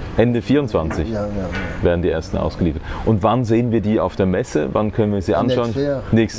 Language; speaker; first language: German; native; German